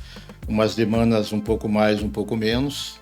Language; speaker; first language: Portuguese; native; Portuguese